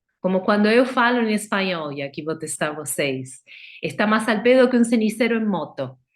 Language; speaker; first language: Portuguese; non-native, fluent; Spanish